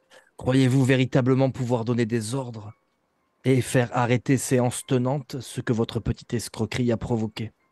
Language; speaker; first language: French; native; French